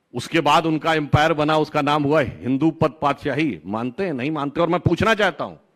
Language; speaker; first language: Hindi; native; Hindi